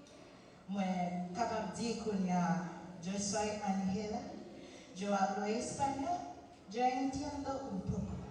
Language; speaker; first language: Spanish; non-native, learner; French